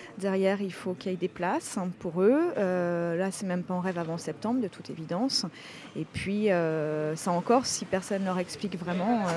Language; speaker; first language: French; native; French